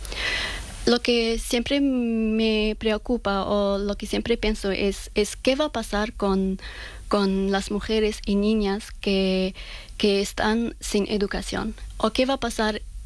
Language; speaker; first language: Spanish; non-native, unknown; Persian